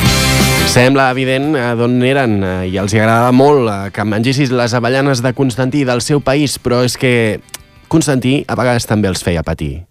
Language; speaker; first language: Catalan; native; Catalan